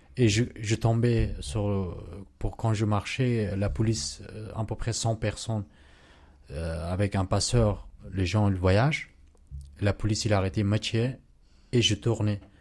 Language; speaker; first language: French; non-native, learner; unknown